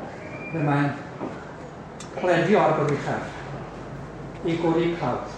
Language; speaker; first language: Welsh; native; Welsh